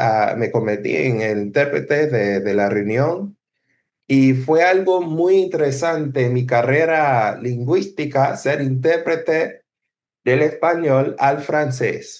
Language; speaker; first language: Spanish; non-native, fluent; English